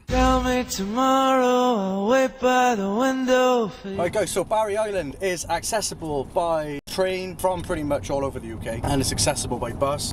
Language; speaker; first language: English; native; English